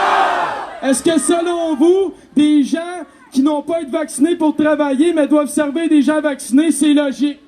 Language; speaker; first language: French; native; French